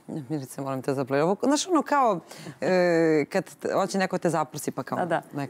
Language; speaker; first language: Serbian; native; Serbian